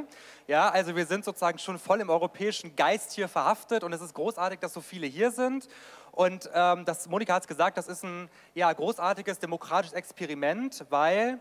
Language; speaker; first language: German; native; German